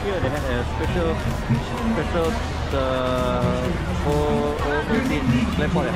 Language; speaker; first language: English; non-native, local second language; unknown